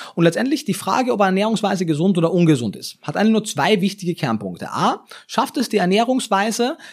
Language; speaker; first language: German; native; German